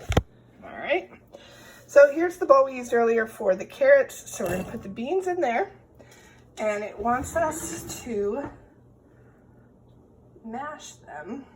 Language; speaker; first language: English; native; English